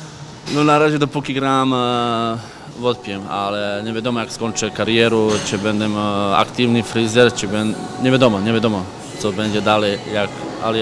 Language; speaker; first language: Polish; non-native, fluent; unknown